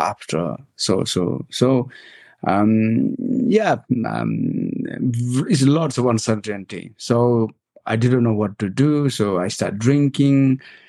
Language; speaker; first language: English; non-native, local second language; Nepali